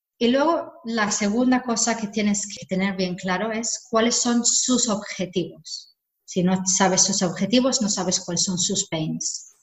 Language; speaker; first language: Spanish; non-native, fluent; English